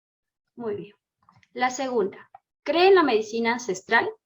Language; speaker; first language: Spanish; native; Spanish